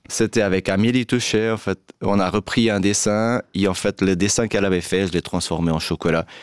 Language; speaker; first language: French; non-native, fluent; Portuguese